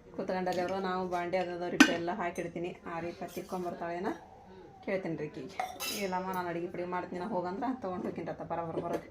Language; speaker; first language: Kannada; native; Kannada